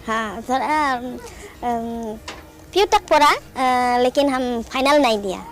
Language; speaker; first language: Hindi; non-native, local second language; Garo